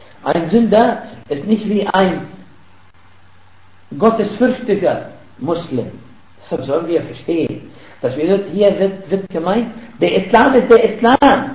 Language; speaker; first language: German; non-native, fluent; Arabic